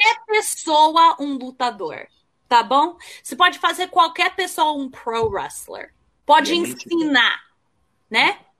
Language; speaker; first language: Portuguese; early bilingual, heritage; Portuguese